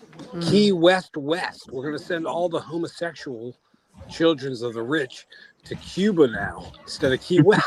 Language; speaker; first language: English; native; English